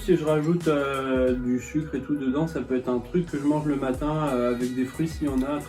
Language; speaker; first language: French; native; French